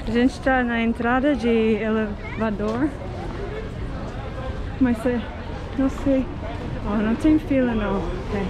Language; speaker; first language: Portuguese; non-native, fluent; English